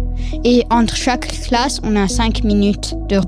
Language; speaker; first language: French; non-native, local second language; English